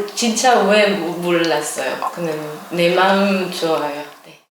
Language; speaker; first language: Korean; non-native, learner; French